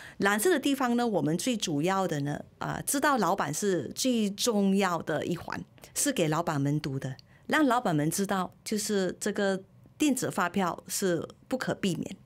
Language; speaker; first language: Chinese; native; Chinese